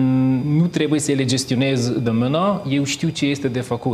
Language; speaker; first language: Romanian; non-native, fluent; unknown